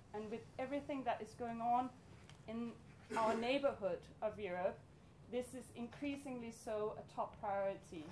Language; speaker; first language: English; non-native, fluent; Danish